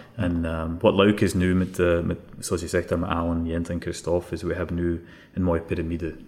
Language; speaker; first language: Dutch; non-native, fluent; English